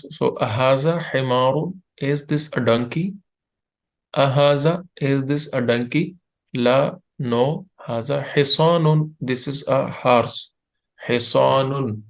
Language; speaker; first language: English; non-native, fluent; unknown